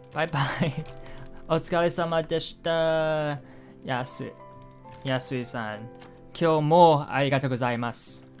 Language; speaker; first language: Japanese; non-native, learner; English